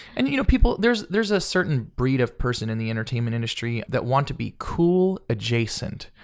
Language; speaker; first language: English; native; English